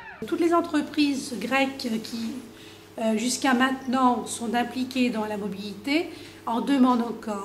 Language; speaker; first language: French; non-native, fluent; Greek